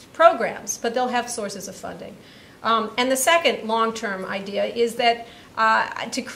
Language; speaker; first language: English; native; English